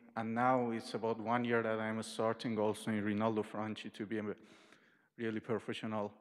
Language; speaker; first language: English; non-native, fluent; Persian